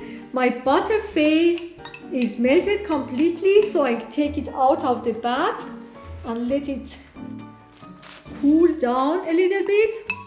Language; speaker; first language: English; non-native, fluent; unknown